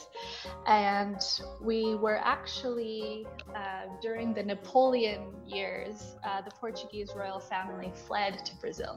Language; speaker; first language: English; early bilingual, other home language; Portuguese